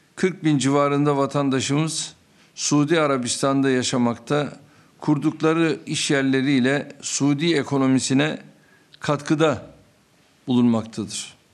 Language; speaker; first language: Turkish; native; Turkish